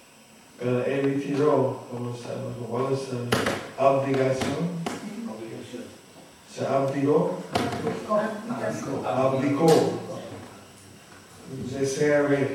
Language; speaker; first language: Spanish; non-native, fluent; English